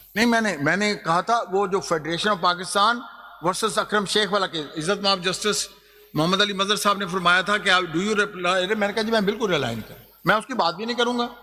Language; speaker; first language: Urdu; non-native, local second language; Punjabi